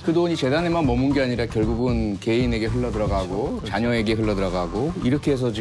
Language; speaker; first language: Korean; native; Korean